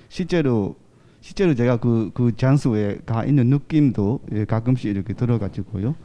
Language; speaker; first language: Korean; non-native, fluent; Burmese